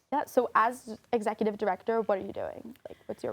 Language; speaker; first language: English; native; English